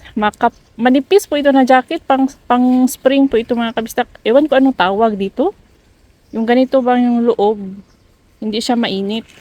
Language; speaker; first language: Filipino; non-native, local second language; Cebuano